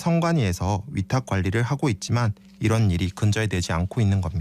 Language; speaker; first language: Korean; native; Korean